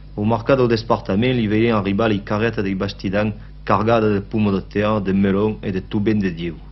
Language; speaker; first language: Occitan; native; Occitan